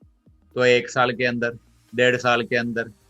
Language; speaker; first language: Hindi; non-native, local second language; Malayalam